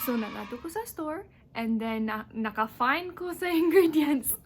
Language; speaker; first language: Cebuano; non-native, local second language; English